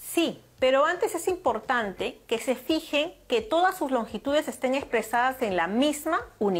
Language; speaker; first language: Spanish; native; Spanish